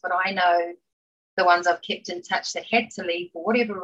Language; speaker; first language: English; native; English